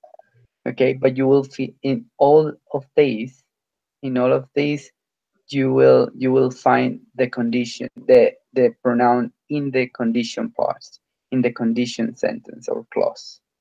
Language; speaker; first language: English; non-native, fluent; Spanish